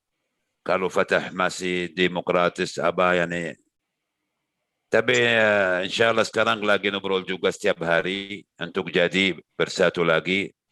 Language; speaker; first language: Indonesian; non-native, learner; Arabic